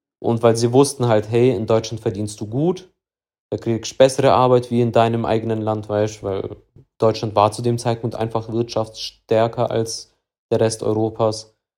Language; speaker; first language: German; early bilingual, other home language; Russian